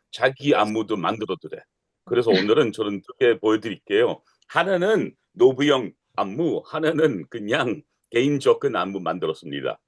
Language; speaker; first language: Korean; non-native, learner; English